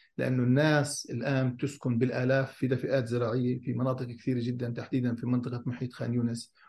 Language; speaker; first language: Arabic; native; Arabic